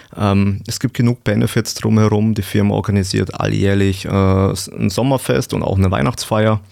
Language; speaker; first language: German; native; German